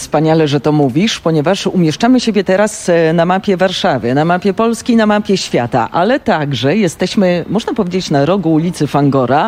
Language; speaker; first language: Polish; native; Polish